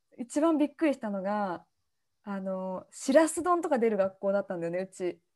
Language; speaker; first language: Japanese; native; Japanese